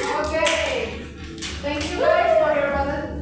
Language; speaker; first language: English; non-native, learner; Indonesian